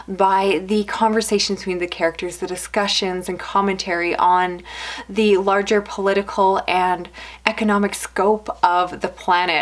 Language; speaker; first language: English; native; English